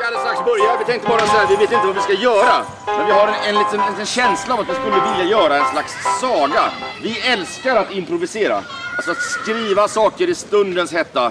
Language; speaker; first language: Swedish; native; Swedish